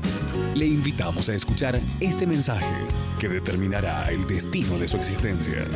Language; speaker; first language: Spanish; native; Spanish